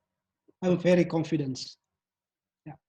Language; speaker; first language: English; non-native, learner; Indonesian